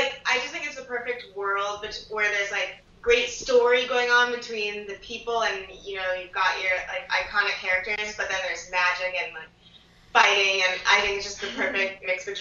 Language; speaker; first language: English; native; English